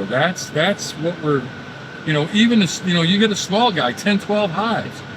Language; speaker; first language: English; native; English